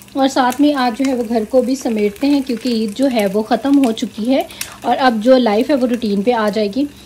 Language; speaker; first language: Urdu; native; Urdu